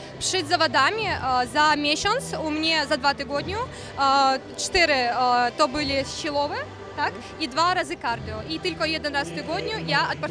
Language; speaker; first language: Polish; non-native, learner; Russian